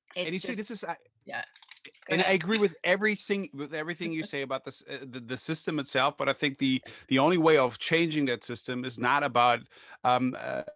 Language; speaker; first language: English; non-native, fluent; German